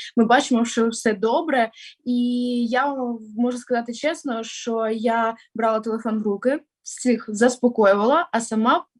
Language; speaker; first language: Ukrainian; non-native, local second language; Russian